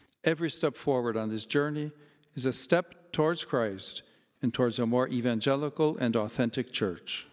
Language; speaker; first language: English; native; English